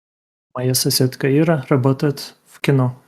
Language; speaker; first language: Russian; non-native, learner; Ukrainian